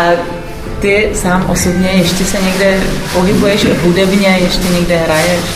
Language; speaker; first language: Czech; native; Czech